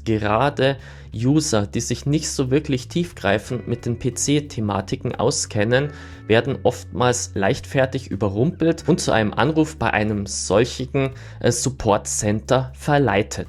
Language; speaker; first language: German; native; German